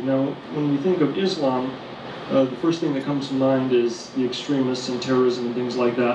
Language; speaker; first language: English; native; English